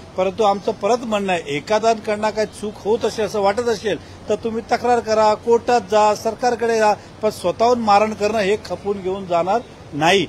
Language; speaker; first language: Marathi; non-native, local second language; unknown